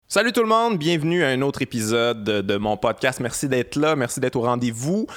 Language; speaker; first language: French; native; French